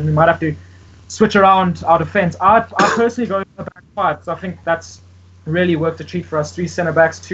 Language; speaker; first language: English; native; English